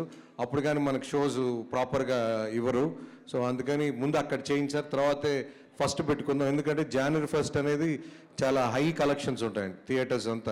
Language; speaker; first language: Telugu; native; Telugu